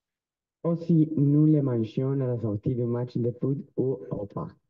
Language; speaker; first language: French; non-native, learner; Spanish